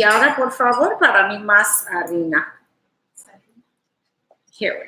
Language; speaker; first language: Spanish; non-native, learner; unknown